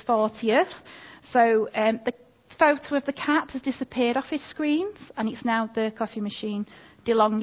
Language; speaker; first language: English; native; English